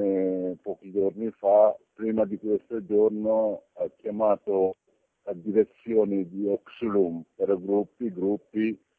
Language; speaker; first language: Italian; non-native, learner; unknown